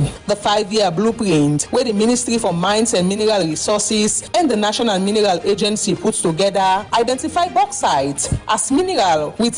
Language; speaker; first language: English; non-native, local second language; Krio